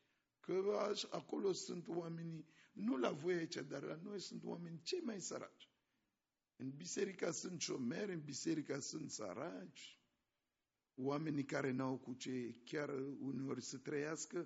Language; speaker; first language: Romanian; non-native, fluent; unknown